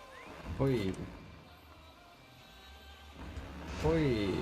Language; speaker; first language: Japanese; native; Japanese